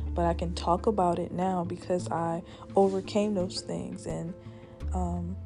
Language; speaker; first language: English; early bilingual, other home language; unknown